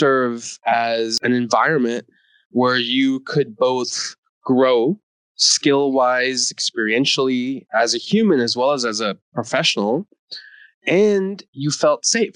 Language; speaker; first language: English; native; English